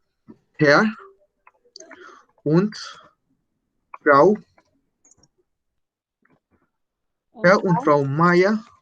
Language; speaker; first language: German; non-native, fluent; Spanish